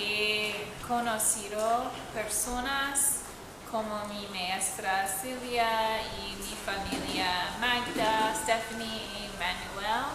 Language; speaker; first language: Spanish; non-native, learner; English